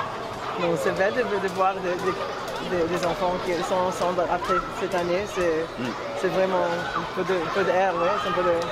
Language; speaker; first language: French; non-native, learner; Portuguese